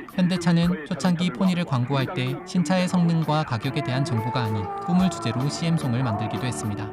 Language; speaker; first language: Korean; native; Korean